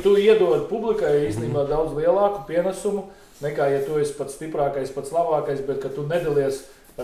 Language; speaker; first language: Latvian; native; Latvian